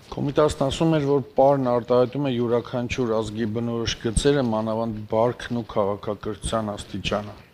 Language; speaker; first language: Armenian; native; Armenian